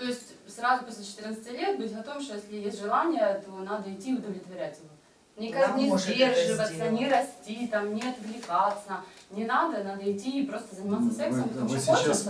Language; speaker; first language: Russian; native; Russian